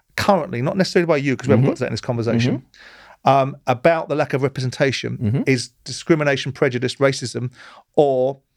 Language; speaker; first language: English; native; English